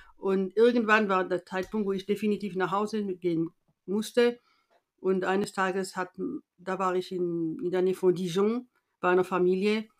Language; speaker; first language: German; non-native, fluent; French